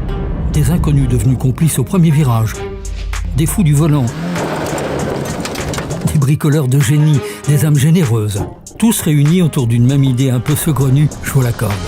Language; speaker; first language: French; native; French